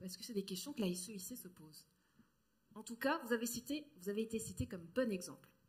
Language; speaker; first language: French; native; French